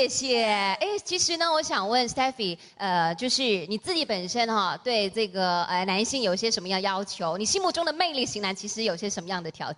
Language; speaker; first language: Chinese; native; Chinese